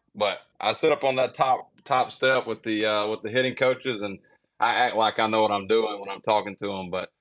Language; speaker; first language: English; native; English